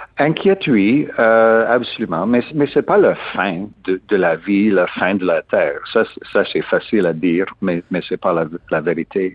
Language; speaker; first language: French; non-native, learner; English